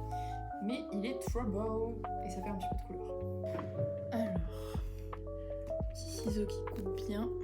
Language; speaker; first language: French; native; French